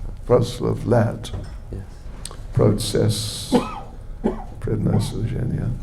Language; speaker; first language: Russian; non-native, learner; English